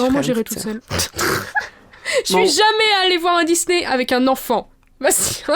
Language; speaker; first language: French; native; French